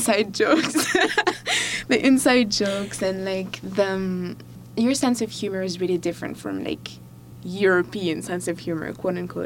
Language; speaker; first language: English; non-native, fluent; French